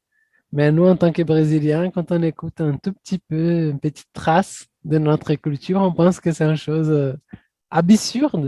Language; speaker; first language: French; non-native, fluent; Portuguese